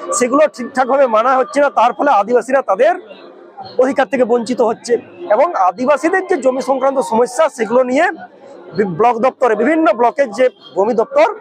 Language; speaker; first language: Bangla; non-native, local second language; Santali